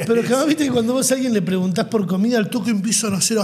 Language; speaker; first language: Spanish; native; Spanish